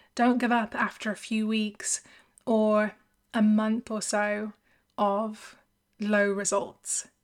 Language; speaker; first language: English; native; English